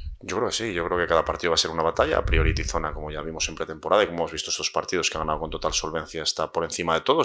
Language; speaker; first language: Spanish; native; Spanish